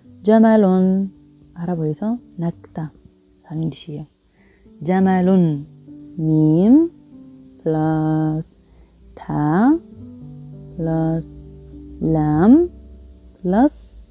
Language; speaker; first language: Korean; non-native, fluent; Arabic